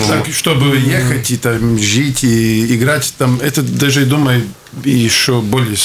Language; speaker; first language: Russian; non-native, local second language; Latvian